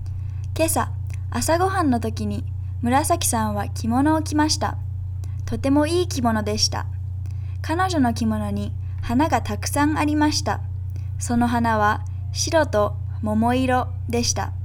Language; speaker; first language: Japanese; non-native, learner; English